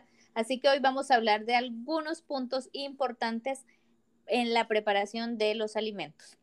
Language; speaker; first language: Spanish; native; Spanish